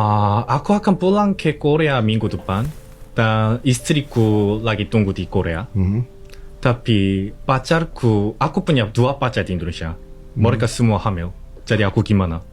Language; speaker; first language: Indonesian; non-native, learner; Korean